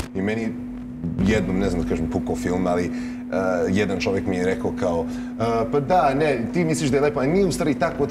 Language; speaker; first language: Croatian; early bilingual, heritage; Croatian